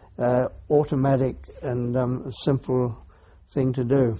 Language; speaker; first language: English; native; English